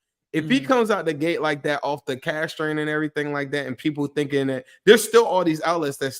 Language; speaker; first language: English; native; English